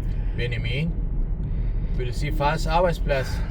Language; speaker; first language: Danish; non-native, learner; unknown